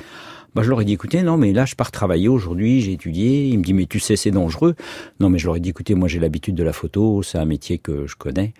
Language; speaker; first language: French; native; French